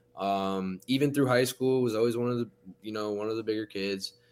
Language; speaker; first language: English; native; English